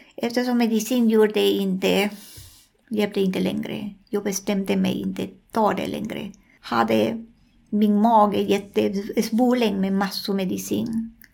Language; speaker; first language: Swedish; non-native, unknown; Spanish